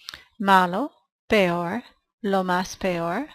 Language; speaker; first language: Spanish; non-native, fluent; English